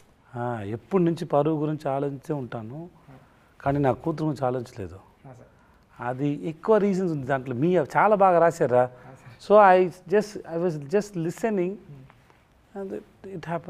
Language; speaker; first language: Telugu; non-native, learner; Tamil